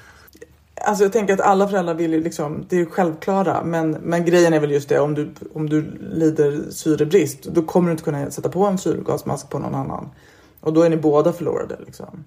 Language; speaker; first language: Swedish; native; Swedish